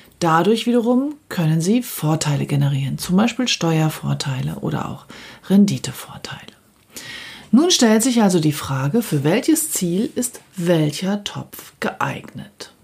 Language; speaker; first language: German; native; German